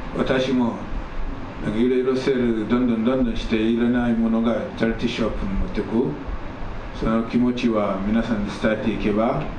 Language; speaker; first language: Japanese; non-native, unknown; Akan